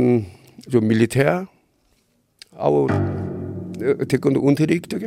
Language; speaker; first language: German; non-native, learner; Korean